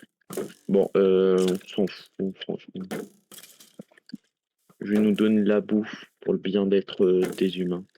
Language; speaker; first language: French; native; French